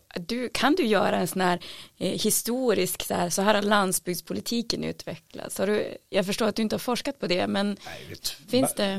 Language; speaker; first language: Swedish; native; Swedish